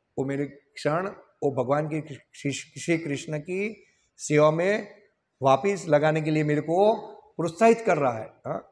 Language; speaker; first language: Hindi; non-native, local second language; Gujarati